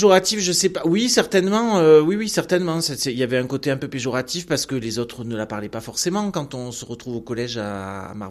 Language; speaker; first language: French; non-native, local second language; Occitan